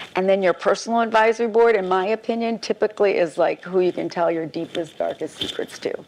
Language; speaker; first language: English; native; English